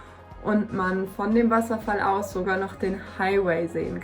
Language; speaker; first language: German; native; German